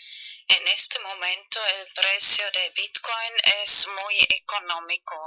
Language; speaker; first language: Spanish; non-native, fluent; German